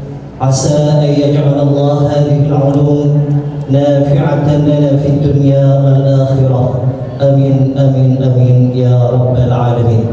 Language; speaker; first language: Arabic; non-native, learner; Indonesian